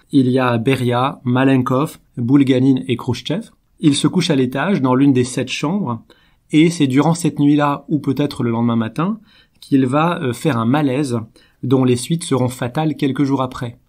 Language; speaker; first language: French; native; French